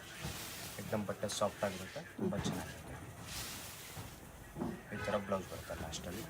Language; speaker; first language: Kannada; non-native, local second language; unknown